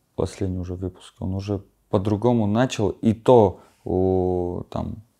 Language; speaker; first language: Russian; non-native, fluent; Armenian